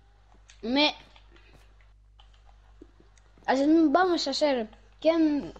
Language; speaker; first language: Spanish; non-native, learner; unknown